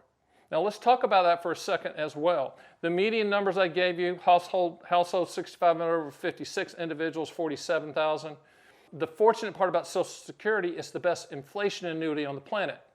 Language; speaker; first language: English; native; English